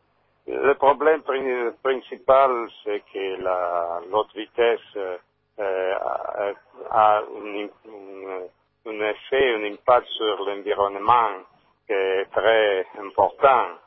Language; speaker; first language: French; non-native, learner; Italian